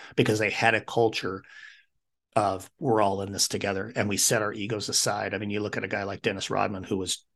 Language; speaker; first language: English; native; English